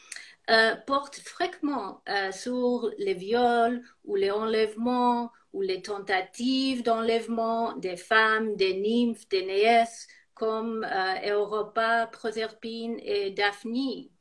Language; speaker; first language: French; non-native, fluent; English